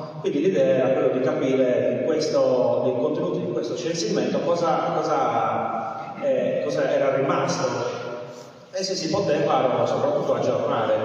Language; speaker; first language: Italian; native; Italian